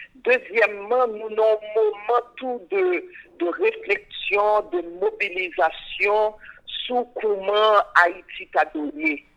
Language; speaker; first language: French; non-native, local second language; Haitian Creole